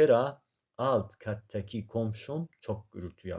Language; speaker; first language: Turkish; non-native, fluent; Persian